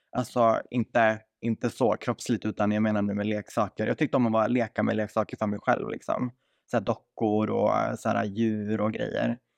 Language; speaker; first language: Swedish; native; Swedish